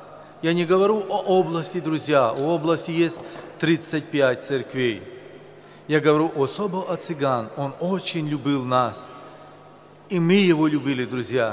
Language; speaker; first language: Russian; non-native, local second language; Romany